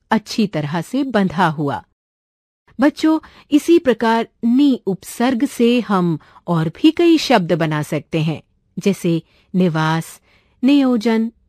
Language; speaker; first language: Hindi; non-native, local second language; Marathi